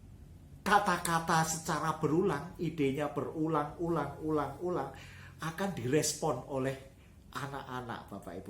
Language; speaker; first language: Indonesian; native; Indonesian